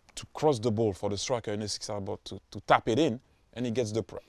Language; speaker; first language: English; non-native, fluent; French